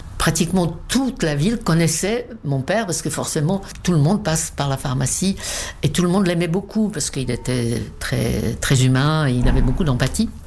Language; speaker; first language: French; non-native, fluent; Czech